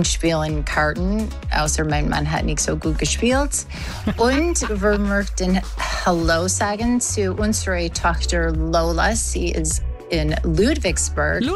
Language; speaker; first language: German; non-native, learner; English